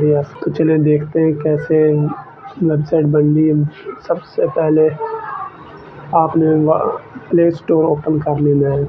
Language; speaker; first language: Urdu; non-native, local second language; Punjabi